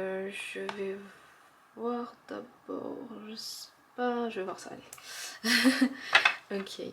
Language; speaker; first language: French; native; French